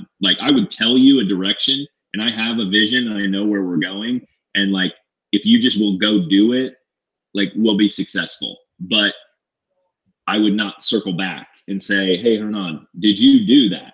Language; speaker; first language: English; native; English